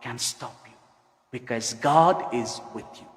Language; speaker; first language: English; non-native, local second language; Tamil